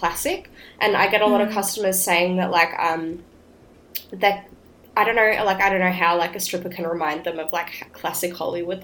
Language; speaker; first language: English; native; English